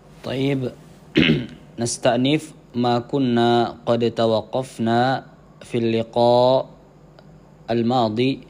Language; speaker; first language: Arabic; non-native, fluent; Indonesian